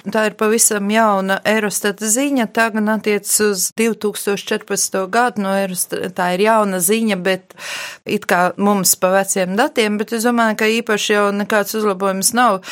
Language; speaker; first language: Latvian; native; Latvian